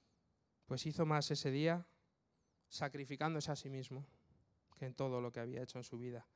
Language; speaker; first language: Spanish; native; Spanish